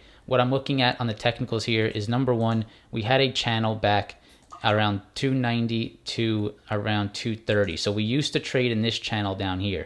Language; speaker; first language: English; native; English